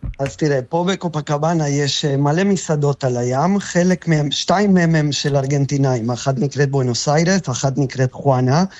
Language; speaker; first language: Hebrew; early bilingual, other home language; Spanish